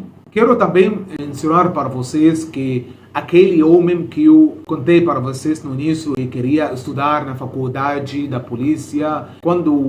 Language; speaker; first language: Portuguese; non-native, fluent; Arabic